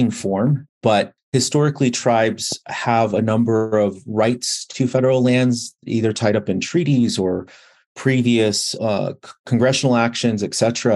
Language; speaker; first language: English; native; English